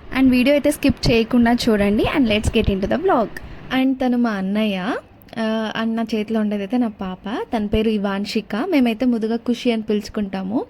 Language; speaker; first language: Telugu; non-native, local second language; Kannada